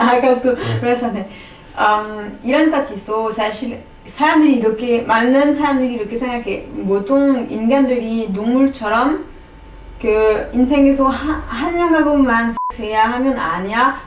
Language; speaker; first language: Korean; non-native, fluent; French